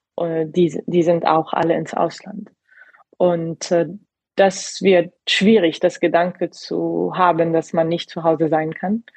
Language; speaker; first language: German; non-native, fluent; Arabic